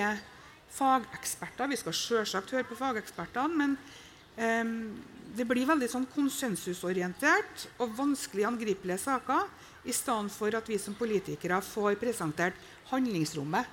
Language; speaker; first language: Norwegian; native; Norwegian